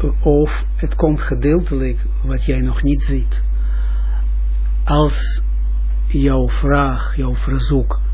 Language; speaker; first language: Dutch; non-native, fluent; Russian